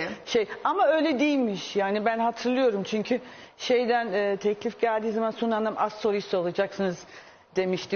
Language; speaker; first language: Turkish; non-native, fluent; English